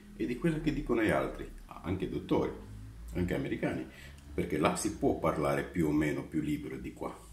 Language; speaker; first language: Italian; non-native, fluent; Romanian